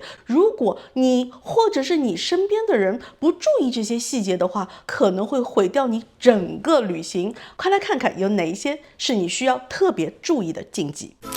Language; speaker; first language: Chinese; native; Chinese